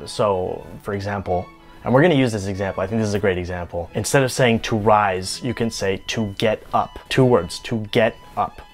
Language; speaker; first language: English; native; English